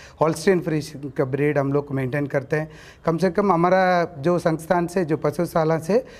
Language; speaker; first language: Hindi; non-native, local second language; Kannada